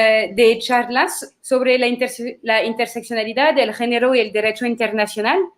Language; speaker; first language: Spanish; non-native, fluent; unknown